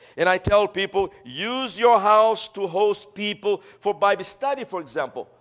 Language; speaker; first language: English; non-native, fluent; Portuguese